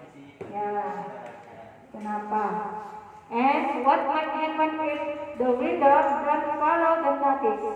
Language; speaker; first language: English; non-native, learner; Indonesian